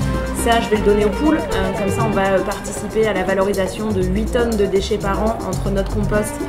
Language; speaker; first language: French; native; French